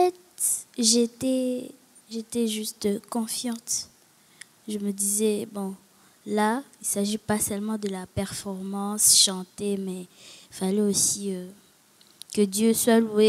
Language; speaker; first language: French; non-native, local second language; Lingala